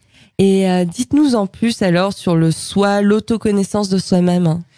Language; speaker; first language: French; native; French